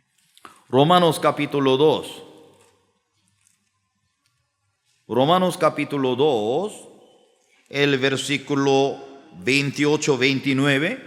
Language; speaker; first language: Spanish; non-native, learner; Korean